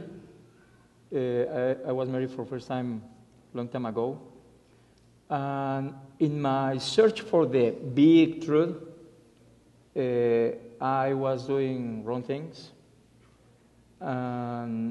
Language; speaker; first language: English; non-native, fluent; Spanish